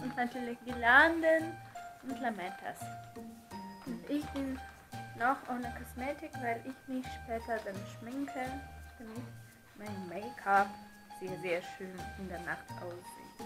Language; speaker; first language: German; non-native, fluent; Russian